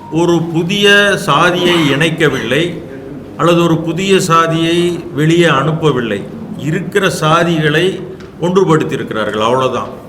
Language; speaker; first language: Tamil; native; Tamil